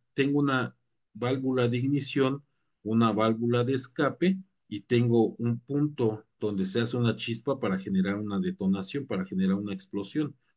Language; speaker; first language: Spanish; native; Spanish